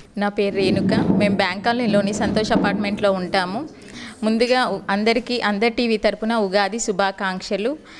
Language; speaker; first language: Telugu; native; Telugu